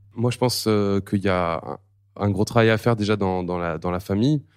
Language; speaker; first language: French; native; French